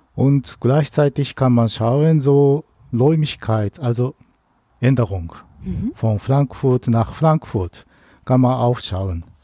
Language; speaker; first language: German; non-native, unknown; Japanese